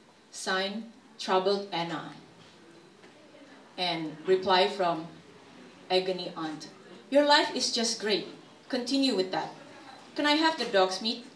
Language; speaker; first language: English; early bilingual, other home language; Indonesian